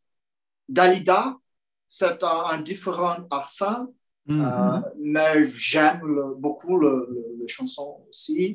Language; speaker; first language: French; non-native, learner; Portuguese